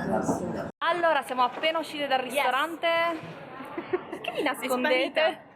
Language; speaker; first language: Italian; native; Italian